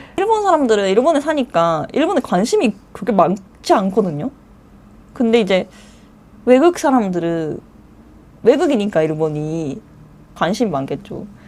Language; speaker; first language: Korean; non-native, fluent; Japanese